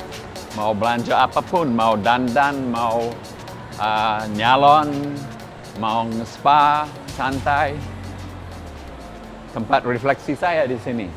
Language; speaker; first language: Indonesian; non-native, fluent; English